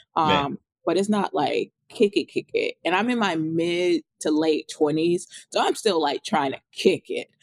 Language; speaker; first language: English; native; English